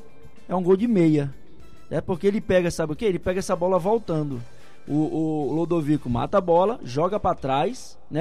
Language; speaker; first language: Portuguese; native; Portuguese